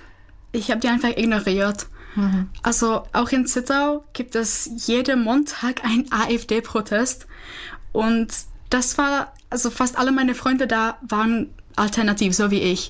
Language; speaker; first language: German; non-native, fluent; Czech